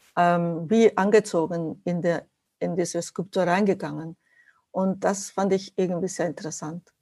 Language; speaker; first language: German; non-native, fluent; Japanese